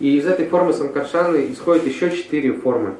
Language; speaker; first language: Russian; native; Russian